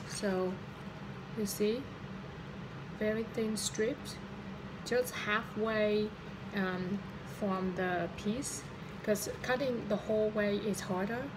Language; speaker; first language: English; non-native, fluent; Vietnamese